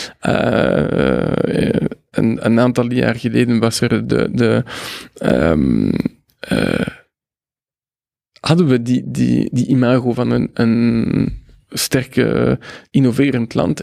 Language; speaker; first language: Dutch; non-native, local second language; French